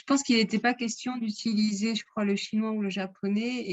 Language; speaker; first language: French; native; French